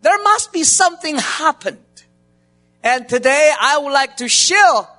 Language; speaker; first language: English; non-native, learner; Chinese